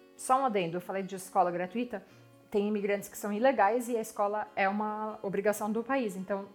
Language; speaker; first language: Portuguese; non-native, fluent; French